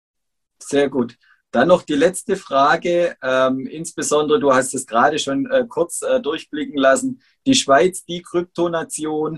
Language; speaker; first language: German; native; German